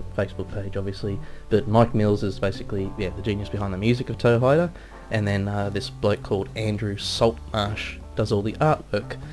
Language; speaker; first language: English; native; English